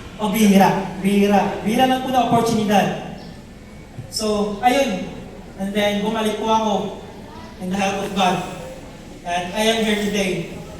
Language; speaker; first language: Filipino; non-native, local second language; Cebuano